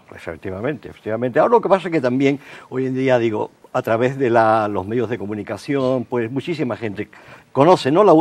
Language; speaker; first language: Spanish; native; Spanish